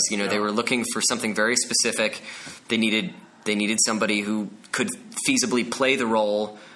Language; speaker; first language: English; native; English